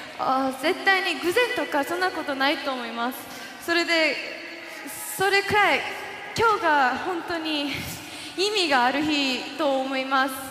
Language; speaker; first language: Japanese; non-native, fluent; Korean